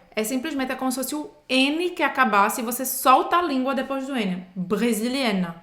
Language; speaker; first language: Portuguese; native; Portuguese